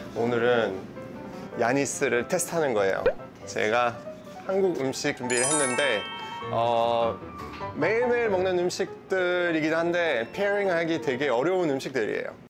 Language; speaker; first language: Korean; non-native, fluent; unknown